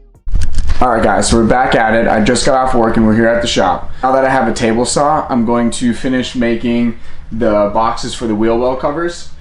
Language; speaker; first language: English; native; English